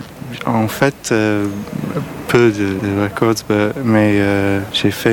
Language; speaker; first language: French; non-native, learner; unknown